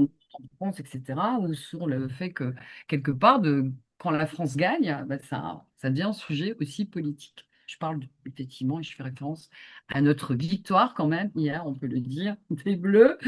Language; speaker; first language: French; native; French